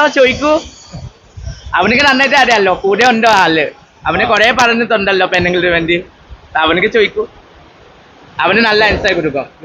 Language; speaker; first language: Malayalam; non-native, local second language; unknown